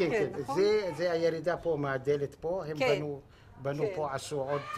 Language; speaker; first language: Hebrew; non-native, local second language; Armenian